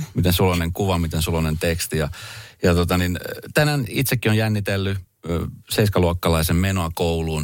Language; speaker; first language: Finnish; early bilingual, other home language; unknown